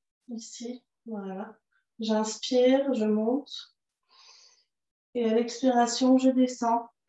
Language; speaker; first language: French; native; French